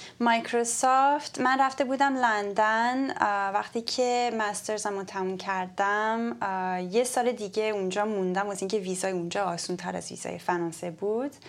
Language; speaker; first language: Persian; early bilingual, heritage; Persian